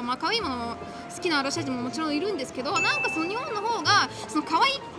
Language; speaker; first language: Japanese; non-native, fluent; Russian